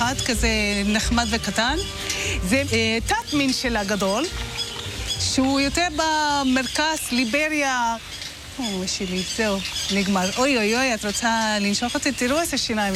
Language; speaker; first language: Hebrew; non-native, fluent; Norwegian